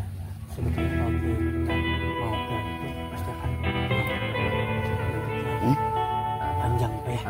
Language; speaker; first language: Indonesian; native; Indonesian